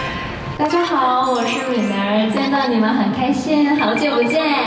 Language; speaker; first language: Chinese; non-native, learner; Korean